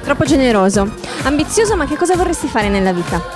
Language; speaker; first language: Italian; native; Italian